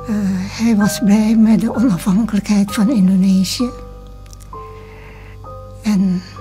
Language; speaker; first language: Dutch; early bilingual, other home language; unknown